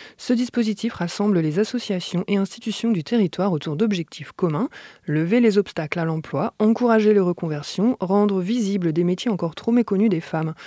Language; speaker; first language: French; native; French